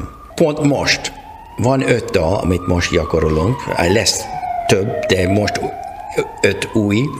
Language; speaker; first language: Hungarian; non-native, learner; English